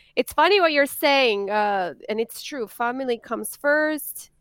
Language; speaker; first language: English; non-native, fluent; Spanish